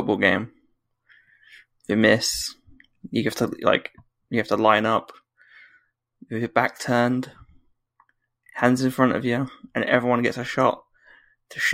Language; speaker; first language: English; native; English